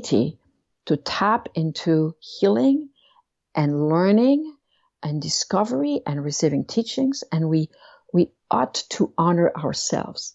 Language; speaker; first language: English; non-native, fluent; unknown